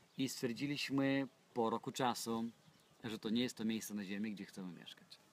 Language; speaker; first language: Polish; non-native, fluent; Russian